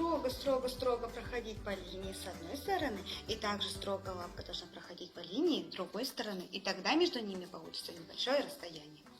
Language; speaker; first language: Russian; native; Russian